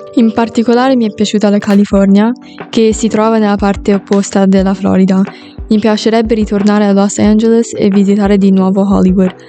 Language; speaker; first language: Italian; early bilingual, heritage; Italian